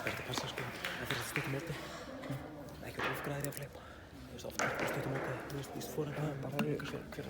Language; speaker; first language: Icelandic; native; Icelandic